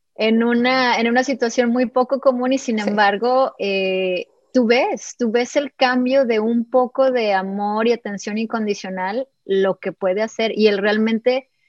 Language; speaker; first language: Spanish; native; Spanish